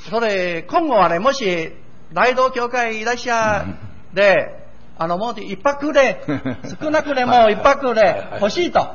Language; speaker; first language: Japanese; non-native, learner; Min Nan Chinese